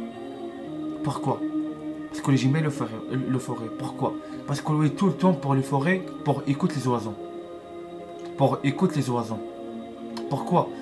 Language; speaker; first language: French; non-native, learner; Arabic